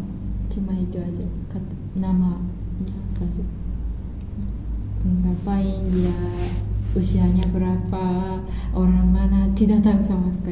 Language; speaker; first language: Indonesian; non-native, fluent; Japanese